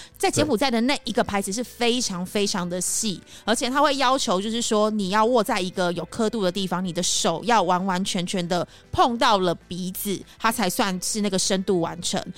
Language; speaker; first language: Chinese; native; Chinese